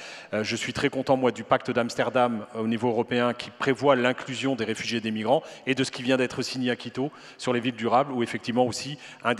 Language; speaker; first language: French; native; French